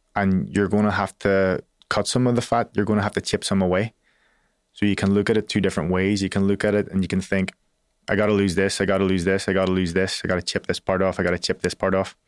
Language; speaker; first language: English; native; English